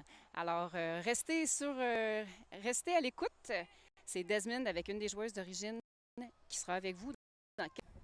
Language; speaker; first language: French; native; French